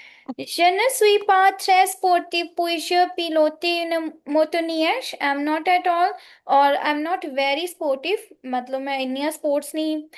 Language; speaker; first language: French; non-native, fluent; Punjabi